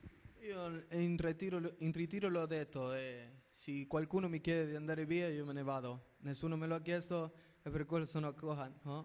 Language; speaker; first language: Italian; non-native, fluent; Spanish